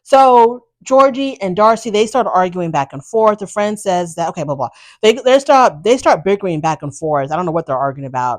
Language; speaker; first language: English; native; English